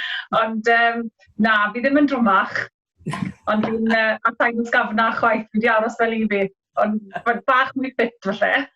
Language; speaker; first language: Welsh; native; Welsh